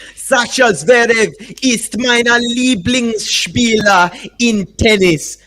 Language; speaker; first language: German; non-native, learner; English